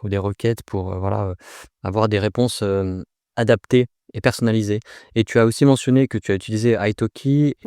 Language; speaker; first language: French; native; French